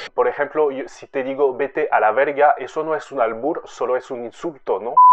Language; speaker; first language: Spanish; non-native, fluent; French